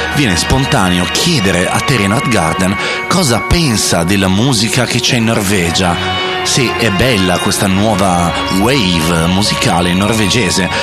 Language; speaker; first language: Italian; native; Italian